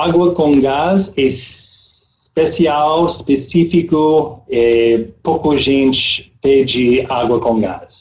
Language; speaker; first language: Portuguese; non-native, learner; English